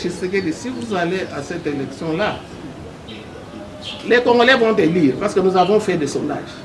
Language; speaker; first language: French; non-native, local second language; Lingala